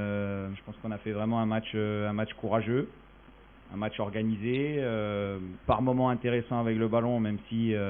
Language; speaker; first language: French; native; French